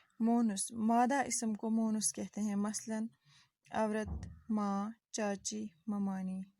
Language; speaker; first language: Urdu; non-native, local second language; Kashmiri